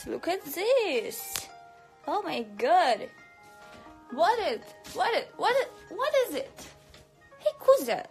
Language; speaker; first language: English; non-native, learner; Russian